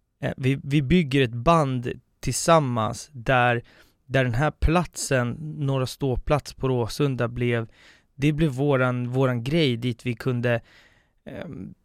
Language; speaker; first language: Swedish; native; Swedish